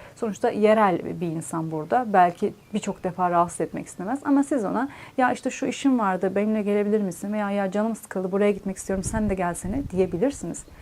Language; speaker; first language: Turkish; native; Turkish